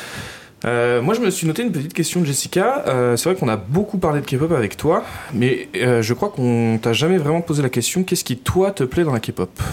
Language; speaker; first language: French; native; French